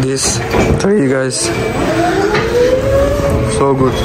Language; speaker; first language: English; non-native, learner; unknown